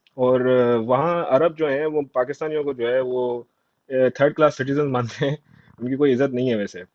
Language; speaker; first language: Urdu; non-native, local second language; Sindhi